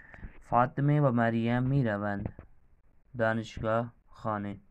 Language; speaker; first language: Persian; non-native, fluent; Urdu